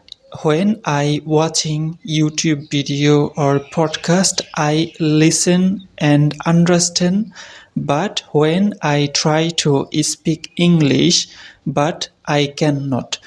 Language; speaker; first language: English; non-native, learner; Bangla